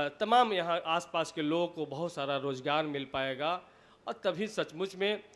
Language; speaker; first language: Hindi; native; Hindi